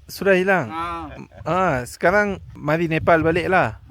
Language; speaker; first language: Malay; native; Malay